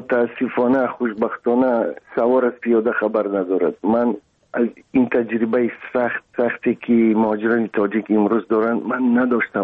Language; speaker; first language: Persian; non-native, local second language; Russian